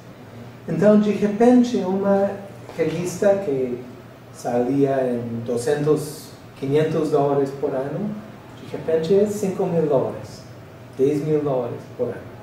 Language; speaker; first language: Portuguese; non-native, learner; English